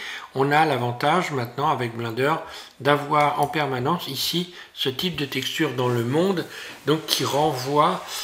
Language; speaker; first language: French; native; French